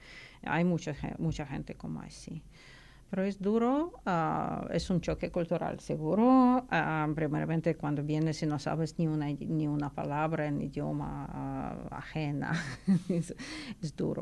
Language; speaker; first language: Spanish; non-native, learner; Ukrainian